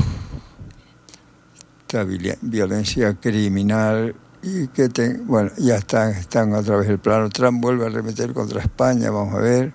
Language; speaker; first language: Spanish; native; Spanish